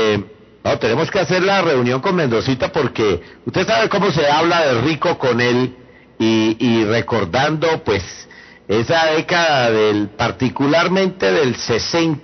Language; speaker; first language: Spanish; native; Spanish